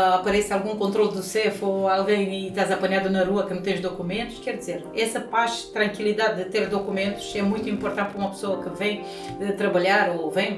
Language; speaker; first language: Portuguese; non-native, fluent; Romanian